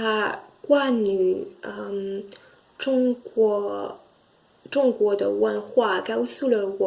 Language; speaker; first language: Chinese; non-native, learner; French